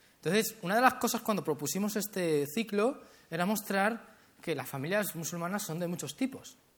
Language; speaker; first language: Spanish; native; Spanish